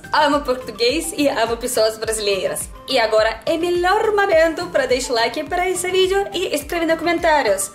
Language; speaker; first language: Portuguese; non-native, learner; Russian